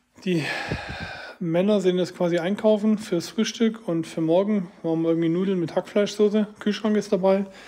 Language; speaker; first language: German; native; German